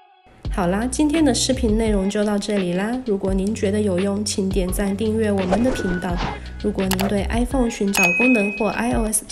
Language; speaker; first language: Chinese; native; Chinese